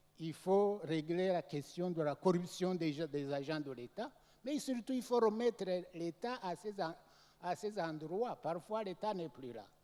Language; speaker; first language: French; non-native, local second language; Rundi